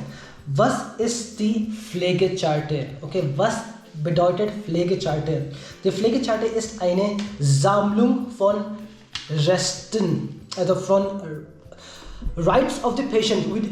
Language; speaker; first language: German; non-native, learner; Hindi